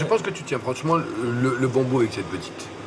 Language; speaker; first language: French; native; French